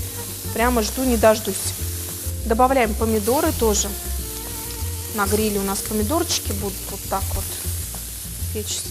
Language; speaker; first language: Russian; native; Russian